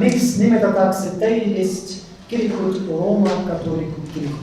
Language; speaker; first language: Estonian; non-native, learner; English